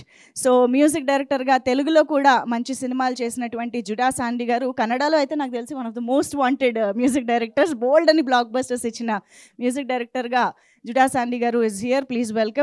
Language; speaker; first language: Telugu; native; Telugu